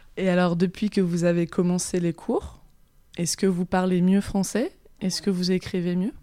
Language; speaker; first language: French; native; French